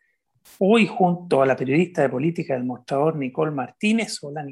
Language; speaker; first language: Spanish; native; Spanish